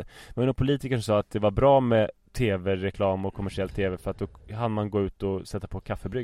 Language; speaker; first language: Swedish; native; Swedish